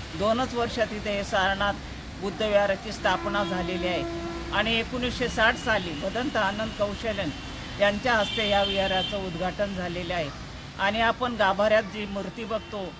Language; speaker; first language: Marathi; native; Marathi